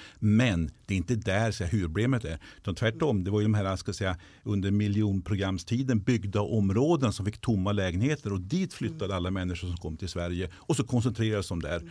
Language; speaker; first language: Swedish; native; Swedish